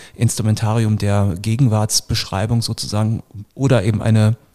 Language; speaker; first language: German; native; German